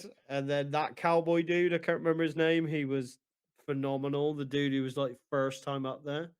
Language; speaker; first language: English; native; English